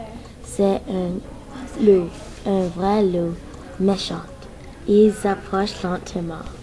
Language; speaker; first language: French; non-native, learner; English